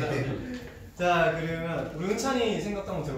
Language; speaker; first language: Korean; native; Korean